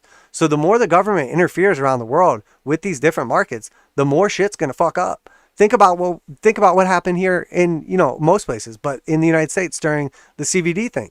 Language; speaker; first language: English; native; English